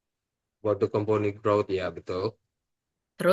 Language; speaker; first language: English; non-native, learner; Indonesian